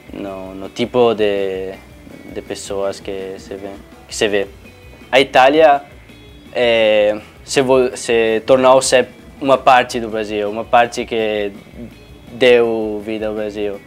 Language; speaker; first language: Portuguese; non-native, fluent; Italian